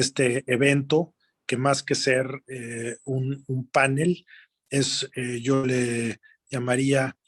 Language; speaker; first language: Spanish; native; Spanish